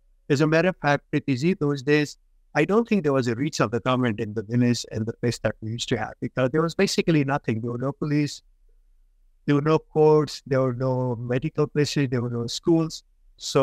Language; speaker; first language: English; non-native, local second language; Nepali